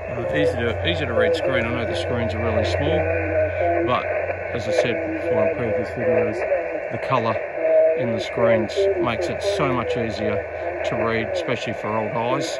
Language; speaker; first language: English; native; English